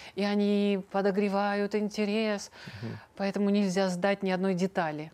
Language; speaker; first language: Russian; native; Russian